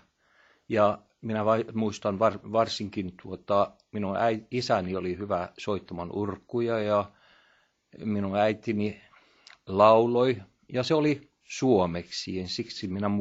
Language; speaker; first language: Finnish; early bilingual, heritage; Norwegian